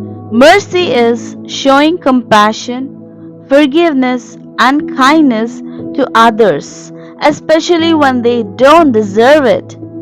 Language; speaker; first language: English; non-native, local second language; Telugu